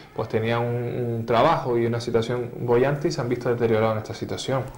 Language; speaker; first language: Spanish; native; Spanish